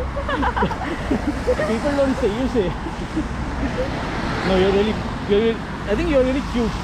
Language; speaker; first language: English; non-native, local second language; Hindi